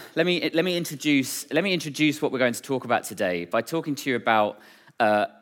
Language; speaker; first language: English; native; English